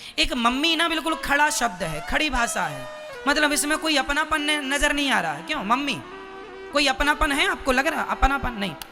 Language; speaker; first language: Hindi; native; Hindi